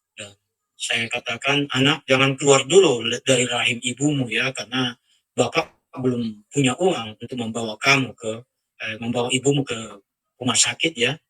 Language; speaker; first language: Indonesian; native; Indonesian